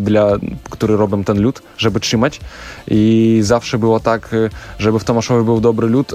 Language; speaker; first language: Polish; non-native, learner; Russian